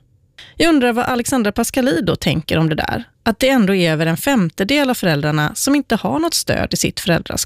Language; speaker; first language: Swedish; native; Swedish